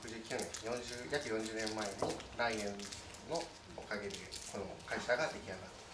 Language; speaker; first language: Japanese; early bilingual, heritage; Japanese